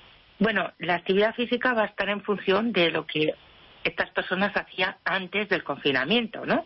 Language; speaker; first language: Spanish; native; Spanish